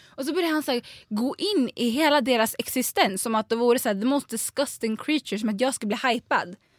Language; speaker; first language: Swedish; early bilingual, other home language; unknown